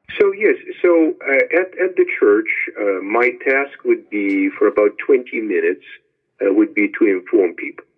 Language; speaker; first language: English; non-native, fluent; Ukrainian